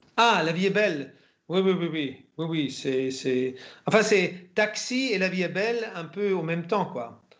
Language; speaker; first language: French; non-native, fluent; German